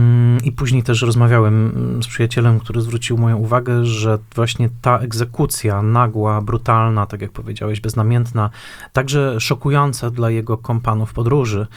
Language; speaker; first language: Polish; native; Polish